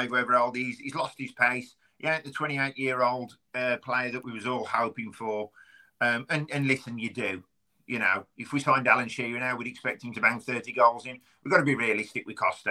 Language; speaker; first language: English; native; English